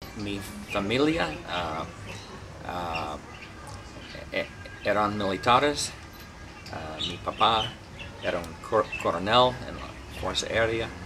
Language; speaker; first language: Spanish; non-native, learner; English